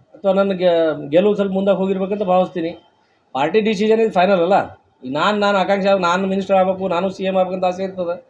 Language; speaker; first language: Kannada; non-native, local second language; Lambadi